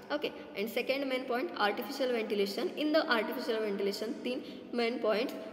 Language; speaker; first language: English; non-native, local second language; Marathi